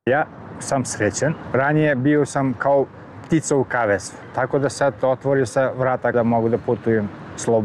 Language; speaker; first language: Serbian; non-native, fluent; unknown